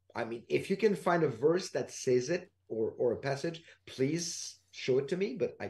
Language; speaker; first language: English; non-native, fluent; French